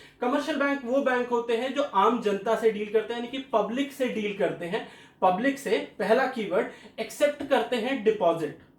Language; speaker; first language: Hindi; native; Hindi